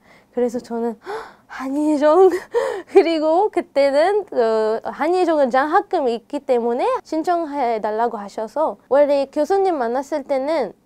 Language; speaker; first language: Korean; non-native, fluent; Arabic